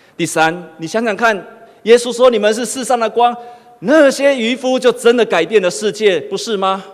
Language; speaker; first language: Chinese; native; Chinese